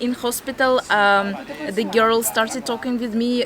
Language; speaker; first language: English; non-native, fluent; Latvian